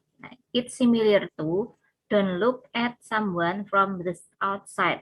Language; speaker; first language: English; non-native, learner; Indonesian